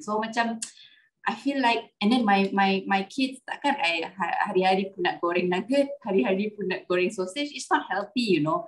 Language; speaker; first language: English; non-native, local second language; Malay